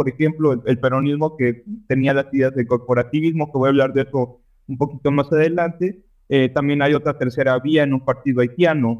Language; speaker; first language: Spanish; native; Spanish